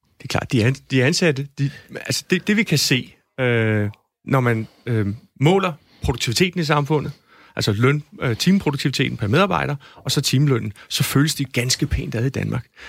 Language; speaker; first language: Danish; native; Danish